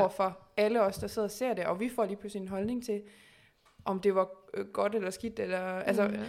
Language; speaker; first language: Danish; native; Danish